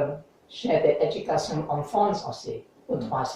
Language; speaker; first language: French; non-native, fluent; English